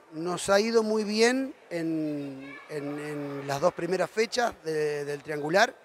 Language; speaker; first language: Spanish; native; Spanish